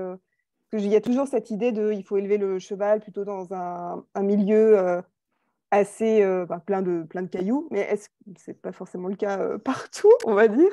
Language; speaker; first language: French; native; French